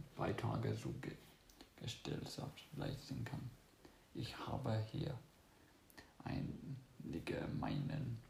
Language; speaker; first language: German; non-native, fluent; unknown